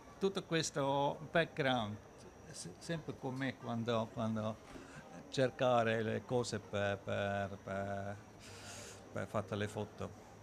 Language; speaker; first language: Italian; non-native, learner; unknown